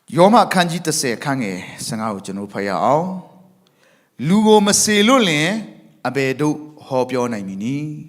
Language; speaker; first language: Burmese; non-native, local second language; Thado Chin